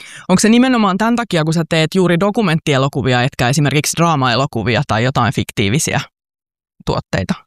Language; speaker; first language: Finnish; native; Finnish